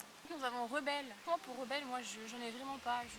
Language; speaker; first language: French; native; French